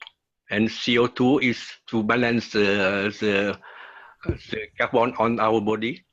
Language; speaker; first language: English; non-native, learner; Vietnamese